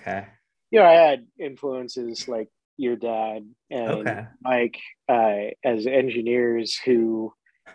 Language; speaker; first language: English; native; English